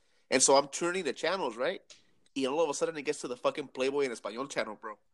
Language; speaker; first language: English; early bilingual, other home language; Spanish